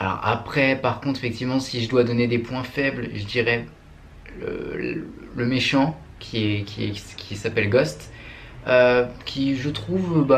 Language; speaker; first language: French; native; French